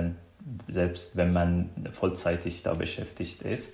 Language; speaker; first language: German; non-native, fluent; Persian